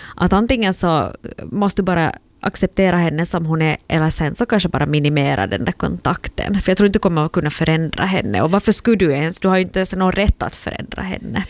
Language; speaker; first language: Swedish; native; Swedish